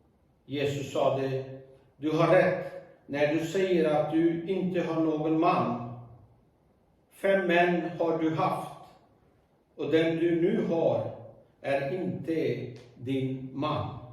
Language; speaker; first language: Swedish; non-native, fluent; Urdu